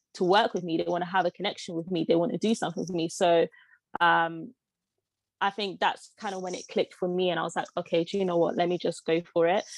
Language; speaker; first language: English; early bilingual, other home language; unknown